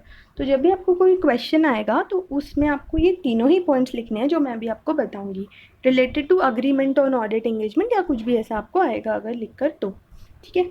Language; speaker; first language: Hindi; native; Hindi